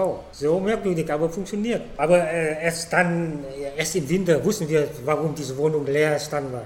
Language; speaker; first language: German; non-native, fluent; Vietnamese